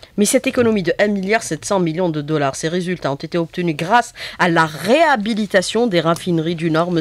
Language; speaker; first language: French; non-native, local second language; Arabic